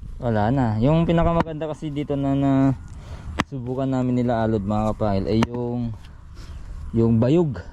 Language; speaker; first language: Filipino; native; Filipino